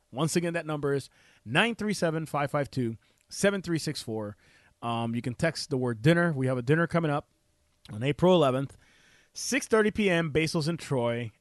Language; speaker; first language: English; non-native, fluent; Spanish